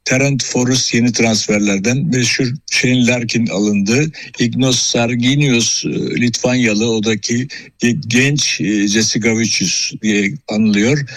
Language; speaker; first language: Turkish; native; Turkish